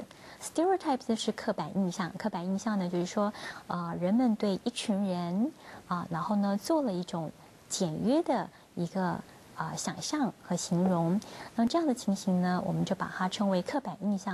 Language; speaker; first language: Chinese; native; Chinese